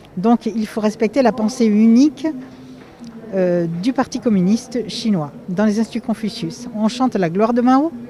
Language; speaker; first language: French; native; French